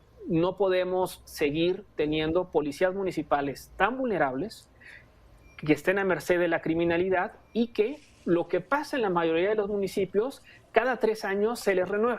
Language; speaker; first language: Spanish; native; Spanish